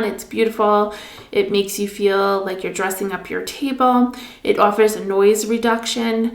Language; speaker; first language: English; native; English